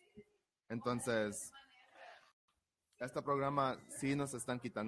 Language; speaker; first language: Spanish; early bilingual, heritage; Spanish